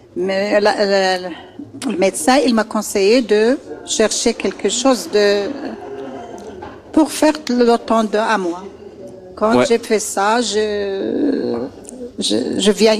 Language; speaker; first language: French; non-native, learner; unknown